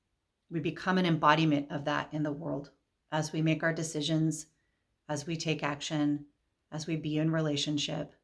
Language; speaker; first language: English; native; English